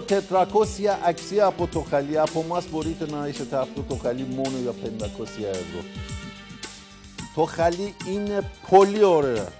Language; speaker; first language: Greek; non-native, learner; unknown